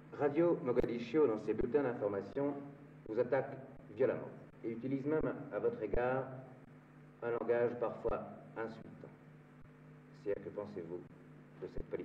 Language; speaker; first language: French; native; French